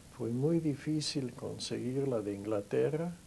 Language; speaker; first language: Spanish; non-native, fluent; German